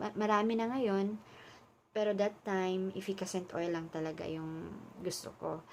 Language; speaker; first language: Filipino; non-native, local second language; Cebuano